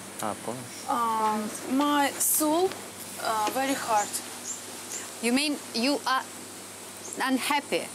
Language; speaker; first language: English; non-native, learner; Russian